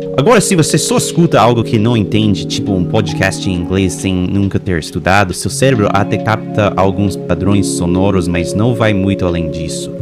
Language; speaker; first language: Portuguese; non-native, fluent; English